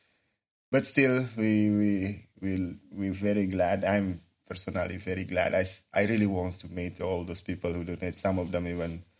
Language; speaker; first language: English; non-native, learner; Indonesian